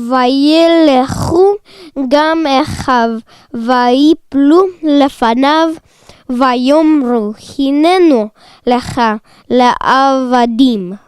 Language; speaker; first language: Hebrew; non-native, learner; English